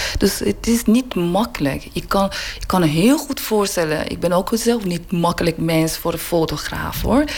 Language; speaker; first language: Dutch; non-native, learner; Persian